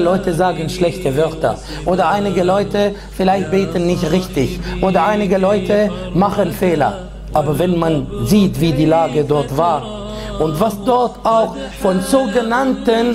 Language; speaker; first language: German; non-native, fluent; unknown